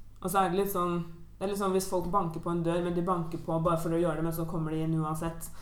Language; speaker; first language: Norwegian; native; Norwegian